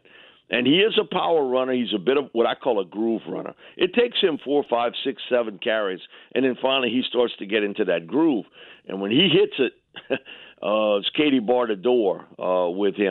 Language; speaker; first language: English; native; English